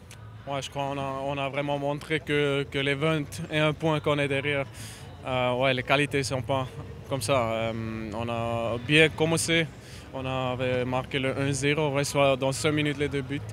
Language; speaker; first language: French; non-native, learner; German